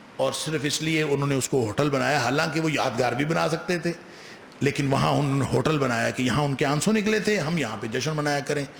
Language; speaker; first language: Urdu; non-native, local second language; Punjabi